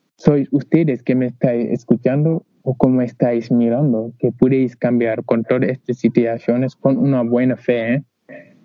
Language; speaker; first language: Spanish; non-native, learner; Wolof